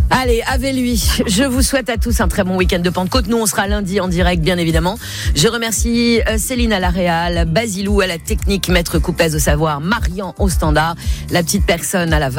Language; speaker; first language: French; native; French